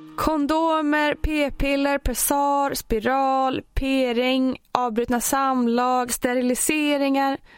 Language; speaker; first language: Swedish; native; Swedish